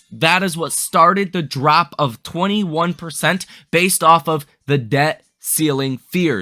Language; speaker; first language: English; native; English